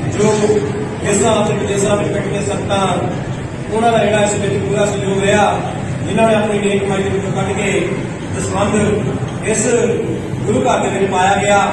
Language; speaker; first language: Hindi; non-native, local second language; Punjabi